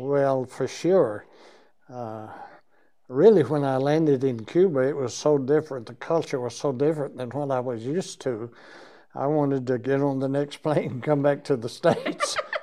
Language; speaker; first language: English; native; English